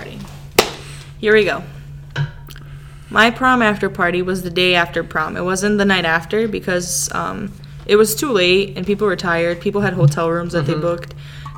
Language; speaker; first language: English; early bilingual, other home language; Serbian